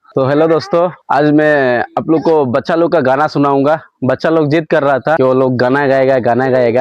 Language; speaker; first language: Hindi; non-native, local second language; Assamese